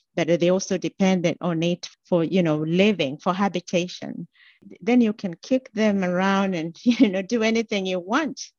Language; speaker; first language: English; non-native, local second language; Gusii